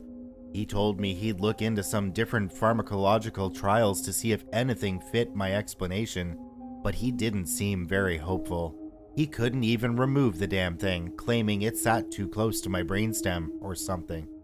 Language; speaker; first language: English; native; English